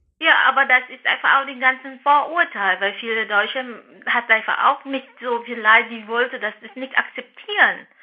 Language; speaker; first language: German; non-native, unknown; Vietnamese